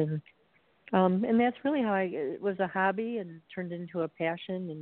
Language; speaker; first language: English; native; English